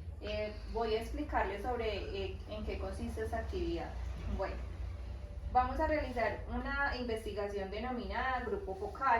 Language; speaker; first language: Spanish; native; Spanish